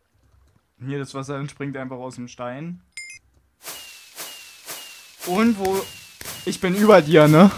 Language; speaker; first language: German; native; German